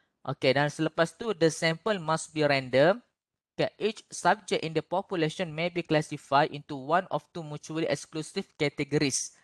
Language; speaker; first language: English; non-native, local second language; Malay